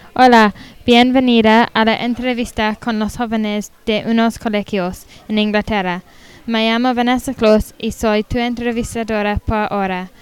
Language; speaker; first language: Spanish; non-native, learner; English